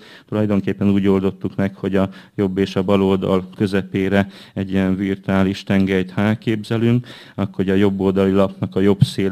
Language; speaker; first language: Hungarian; native; Hungarian